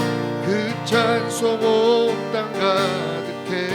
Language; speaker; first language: Korean; native; Korean